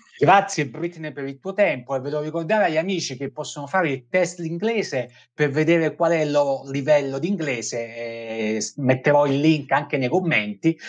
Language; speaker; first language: Italian; native; Italian